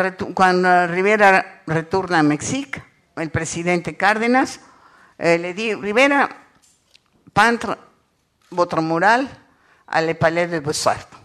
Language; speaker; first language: French; non-native, learner; Spanish